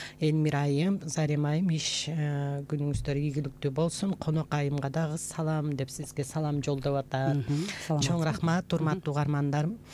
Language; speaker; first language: Kyrgyz; native; Kyrgyz